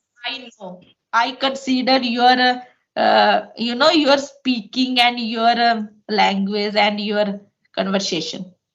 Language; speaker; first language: English; non-native, local second language; Hindi